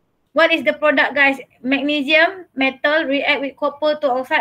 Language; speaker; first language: English; non-native, local second language; Malay